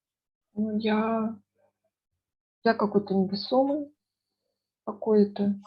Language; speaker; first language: Russian; native; Russian